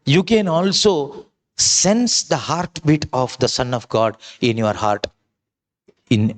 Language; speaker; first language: English; non-native, local second language; Kannada